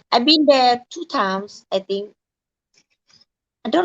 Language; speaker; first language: English; non-native, learner; Thai